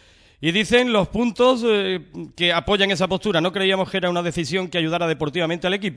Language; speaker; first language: Spanish; native; Spanish